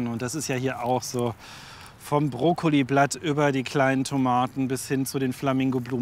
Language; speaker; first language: German; native; German